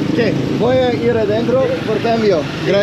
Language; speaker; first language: Spanish; non-native, learner; English